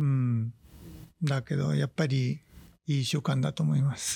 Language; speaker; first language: Japanese; non-native, fluent; Spanish